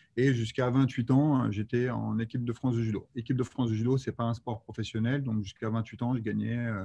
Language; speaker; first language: French; native; French